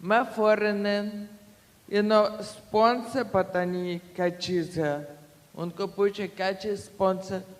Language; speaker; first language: Hindi; non-native, learner; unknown